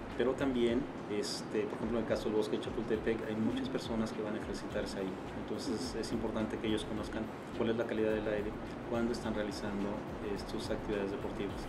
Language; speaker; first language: Spanish; native; Spanish